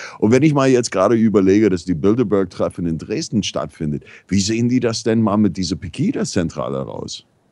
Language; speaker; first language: German; non-native, fluent; English